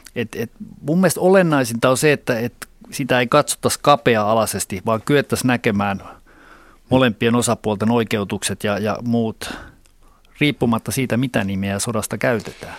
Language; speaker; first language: Finnish; native; Finnish